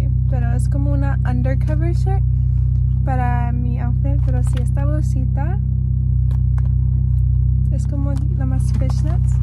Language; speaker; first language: Spanish; early bilingual, heritage; Spanish